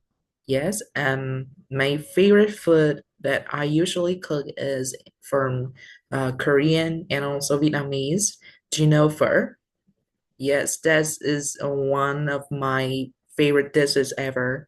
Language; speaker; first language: English; non-native, learner; Vietnamese